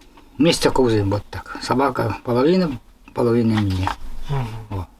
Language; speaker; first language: Russian; non-native, local second language; Yakut